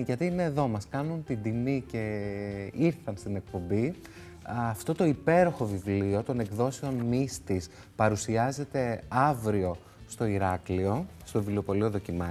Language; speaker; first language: Greek; native; Greek